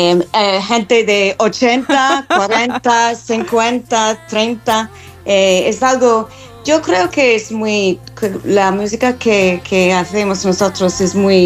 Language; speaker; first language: Spanish; non-native, learner; English